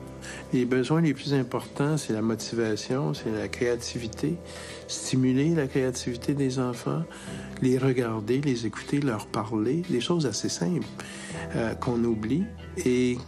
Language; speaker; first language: French; native; French